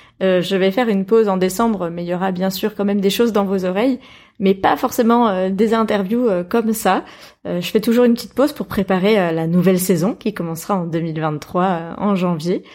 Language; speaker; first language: French; native; French